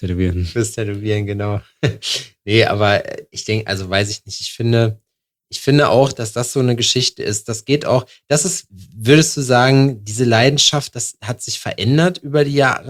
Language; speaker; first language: German; native; German